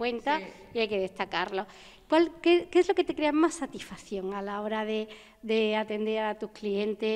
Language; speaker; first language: Spanish; native; Spanish